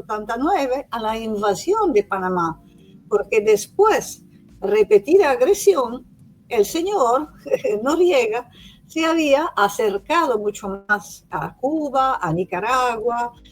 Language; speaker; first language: Spanish; non-native, fluent; Italian